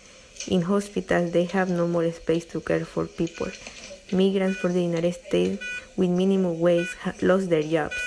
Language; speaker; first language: English; non-native, learner; Spanish